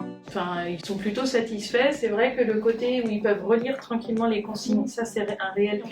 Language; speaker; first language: French; native; French